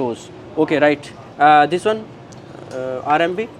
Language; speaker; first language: English; non-native, learner; Urdu